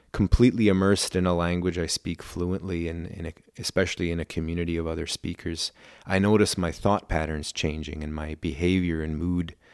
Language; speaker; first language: English; non-native, fluent; German